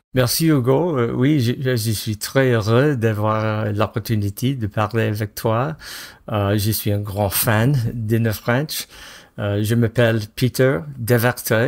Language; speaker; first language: French; non-native, fluent; English